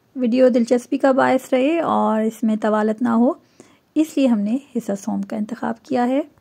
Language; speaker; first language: Urdu; native; Urdu